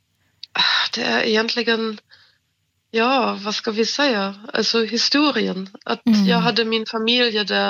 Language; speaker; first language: Swedish; non-native, fluent; German